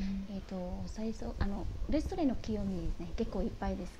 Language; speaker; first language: Japanese; non-native, learner; Vietnamese